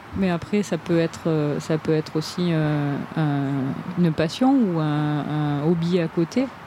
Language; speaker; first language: French; native; French